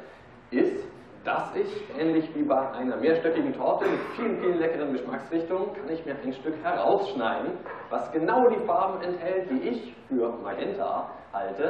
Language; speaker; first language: German; native; German